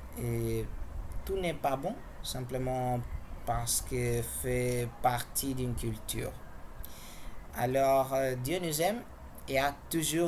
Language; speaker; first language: French; non-native, learner; Spanish